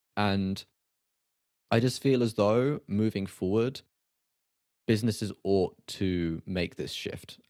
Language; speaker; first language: English; native; English